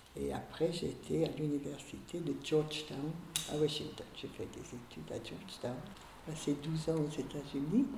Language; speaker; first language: French; early bilingual, other home language; Hungarian